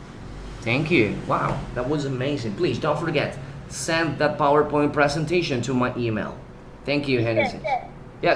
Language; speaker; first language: English; non-native, fluent; Spanish